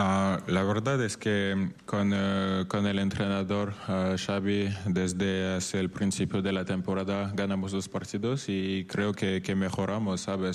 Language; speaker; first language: Spanish; non-native, fluent; French